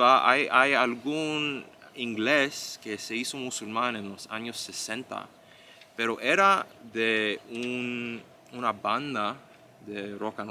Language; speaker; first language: Spanish; non-native, fluent; English